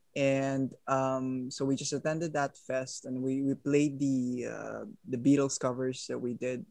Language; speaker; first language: English; non-native, local second language; Filipino